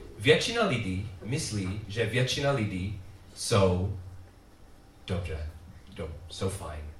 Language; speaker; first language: Czech; non-native, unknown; English